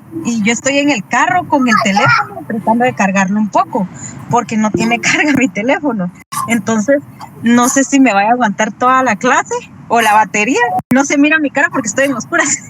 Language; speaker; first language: Spanish; native; Spanish